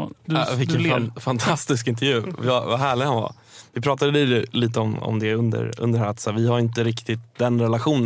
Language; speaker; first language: Swedish; native; Swedish